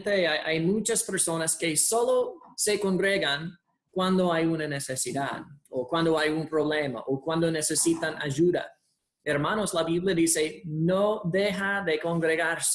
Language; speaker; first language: Spanish; non-native, fluent; English